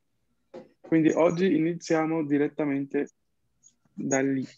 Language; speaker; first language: Italian; non-native, fluent; Spanish